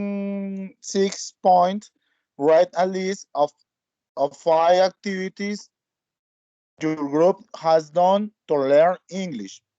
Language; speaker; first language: English; non-native, learner; Spanish